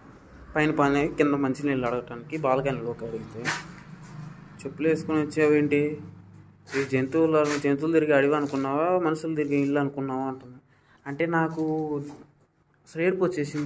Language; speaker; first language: Telugu; native; Telugu